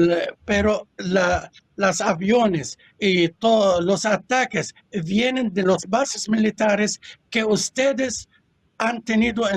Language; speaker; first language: Spanish; non-native, fluent; Arabic